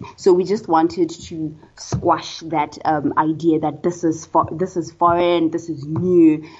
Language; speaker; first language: English; non-native, local second language; Tswana